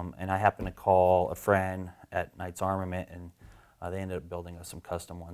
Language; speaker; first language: English; native; English